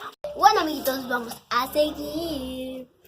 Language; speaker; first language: Spanish; native; Spanish